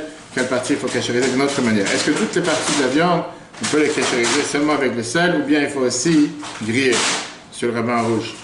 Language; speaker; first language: French; native; French